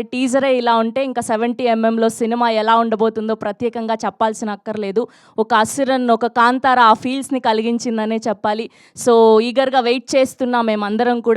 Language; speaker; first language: Telugu; native; Telugu